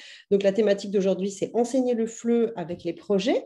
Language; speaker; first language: French; native; French